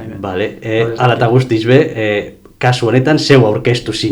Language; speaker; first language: Basque; native; Basque